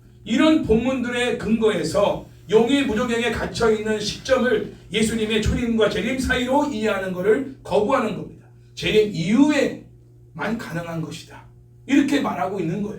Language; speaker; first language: Korean; native; Korean